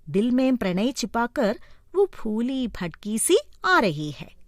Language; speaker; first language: Hindi; non-native, local second language; Malayalam